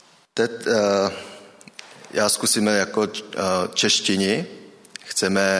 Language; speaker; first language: Czech; non-native, learner; Mongolian